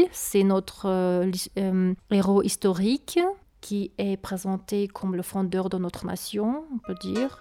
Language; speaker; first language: French; non-native, learner; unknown